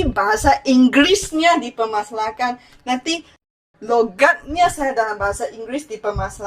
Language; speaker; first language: Indonesian; non-native, fluent; Chinese